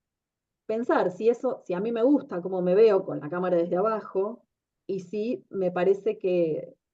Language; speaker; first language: Spanish; native; Spanish